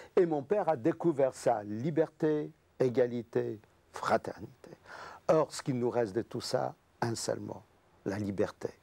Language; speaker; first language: French; non-native, fluent; Yiddish